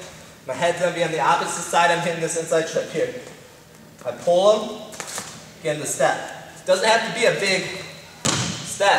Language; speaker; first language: English; native; English